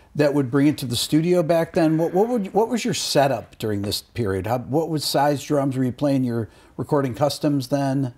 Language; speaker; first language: English; native; English